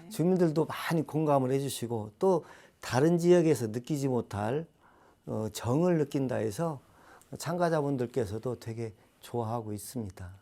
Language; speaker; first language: Korean; native; Korean